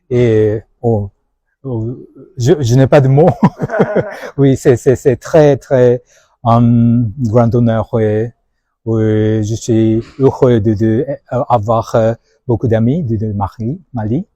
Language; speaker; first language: French; non-native, learner; Japanese